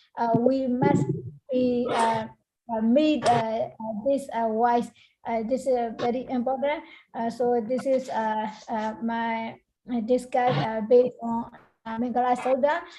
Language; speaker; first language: English; non-native, learner; Burmese